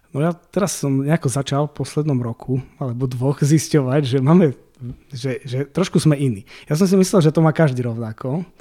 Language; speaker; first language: Slovak; native; Slovak